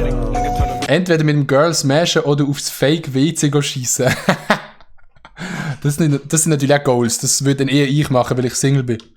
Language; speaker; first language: German; native; German